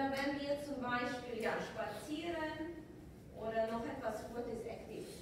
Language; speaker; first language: German; non-native, fluent; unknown